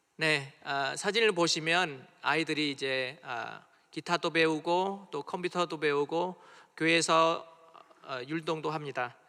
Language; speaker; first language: Korean; non-native, fluent; Vietnamese